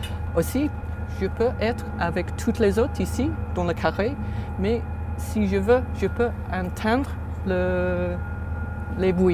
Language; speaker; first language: French; non-native, learner; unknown